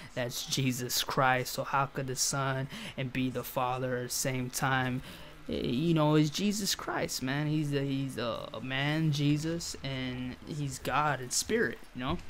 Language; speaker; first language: English; native; English